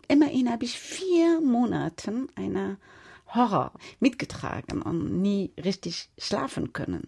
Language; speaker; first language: German; non-native, fluent; Persian